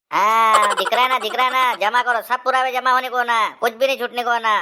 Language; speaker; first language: Hindi; non-native, local second language; Marathi